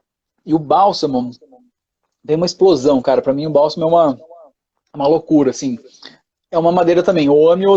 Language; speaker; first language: Portuguese; native; Portuguese